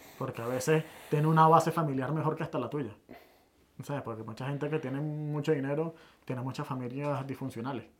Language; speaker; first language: Spanish; native; Spanish